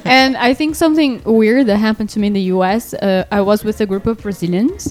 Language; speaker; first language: English; non-native, fluent; Portuguese